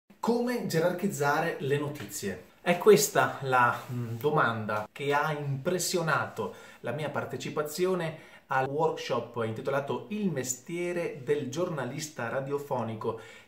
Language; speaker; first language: Italian; native; Italian